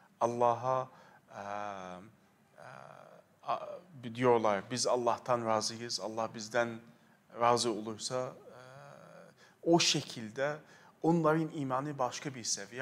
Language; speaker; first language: Turkish; non-native, fluent; Arabic